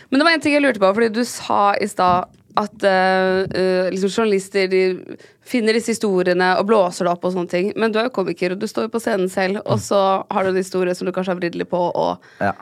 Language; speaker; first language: Norwegian; native; Norwegian